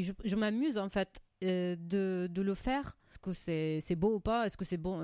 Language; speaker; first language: French; non-native, fluent; Arabic